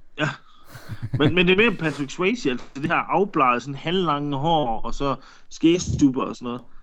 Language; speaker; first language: Danish; native; Danish